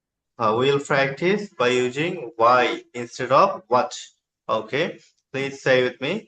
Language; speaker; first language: English; non-native, learner; Bangla